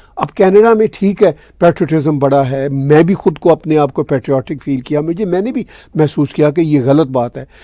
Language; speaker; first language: Urdu; native; Urdu